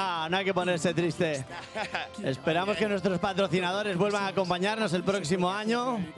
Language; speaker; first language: Spanish; native; Spanish